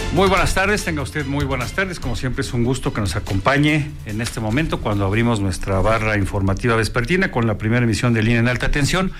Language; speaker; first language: Spanish; native; Spanish